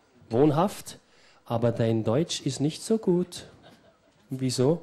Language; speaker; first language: German; native; German